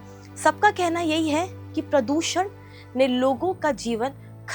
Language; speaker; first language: Hindi; native; Hindi